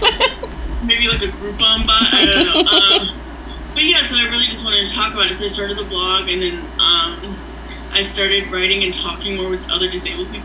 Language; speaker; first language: English; native; English